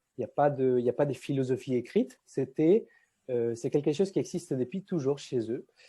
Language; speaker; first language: French; non-native, fluent; Spanish